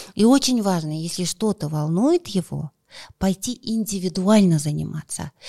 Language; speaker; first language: Russian; non-native, local second language; Kazakh